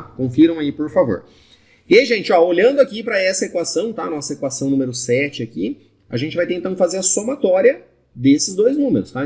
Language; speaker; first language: Portuguese; native; Portuguese